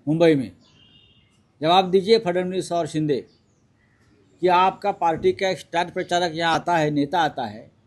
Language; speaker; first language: Hindi; non-native, local second language; Marathi